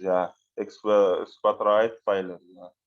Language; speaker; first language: English; non-native, fluent; Arabic